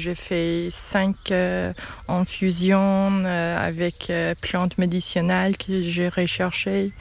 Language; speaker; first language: French; non-native, fluent; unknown